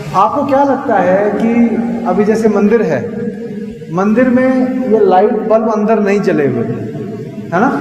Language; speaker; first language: Hindi; native; Hindi